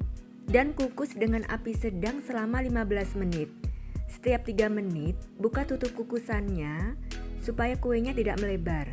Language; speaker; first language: Indonesian; native; Indonesian